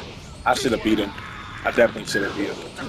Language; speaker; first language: English; native; English